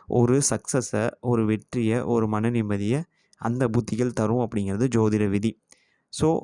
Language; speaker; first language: Tamil; native; Tamil